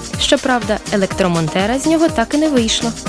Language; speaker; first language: Ukrainian; native; Ukrainian